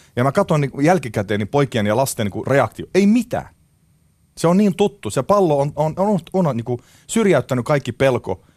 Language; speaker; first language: Finnish; non-native, fluent; Arabic